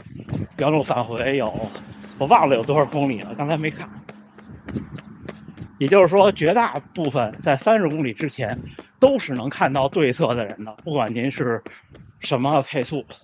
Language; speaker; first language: Chinese; native; Chinese